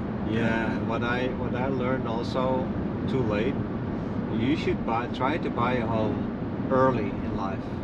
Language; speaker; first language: English; non-native, fluent; Dutch